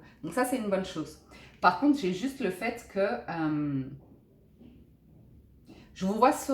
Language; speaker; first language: French; native; French